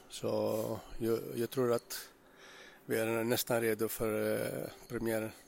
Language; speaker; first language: Swedish; non-native, learner; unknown